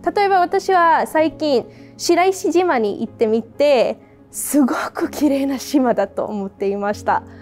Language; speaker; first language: Japanese; non-native, fluent; Serbian